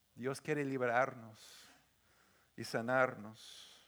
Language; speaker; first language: Spanish; non-native, fluent; English